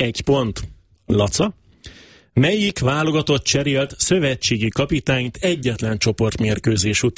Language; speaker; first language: Hungarian; native; Hungarian